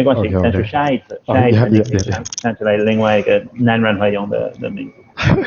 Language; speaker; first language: Chinese; non-native, fluent; English